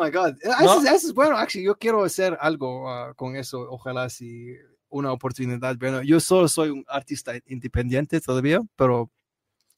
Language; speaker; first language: Spanish; non-native, learner; Arabic